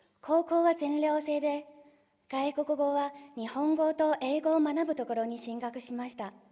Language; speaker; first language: Japanese; non-native, fluent; Chinese